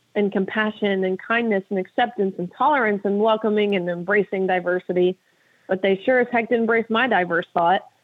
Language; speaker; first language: English; native; English